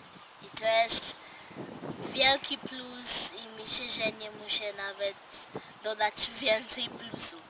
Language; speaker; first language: Polish; non-native, fluent; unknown